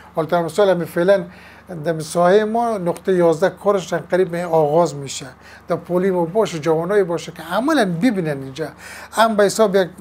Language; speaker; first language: Persian; native; Persian